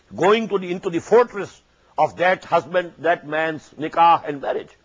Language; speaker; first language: English; non-native, local second language; Urdu